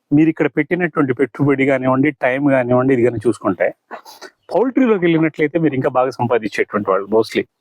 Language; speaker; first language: Telugu; native; Telugu